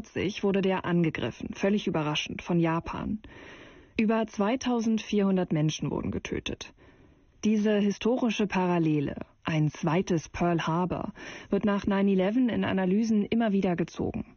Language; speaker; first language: German; native; German